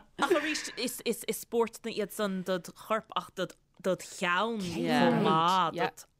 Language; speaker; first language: Irish; native; Irish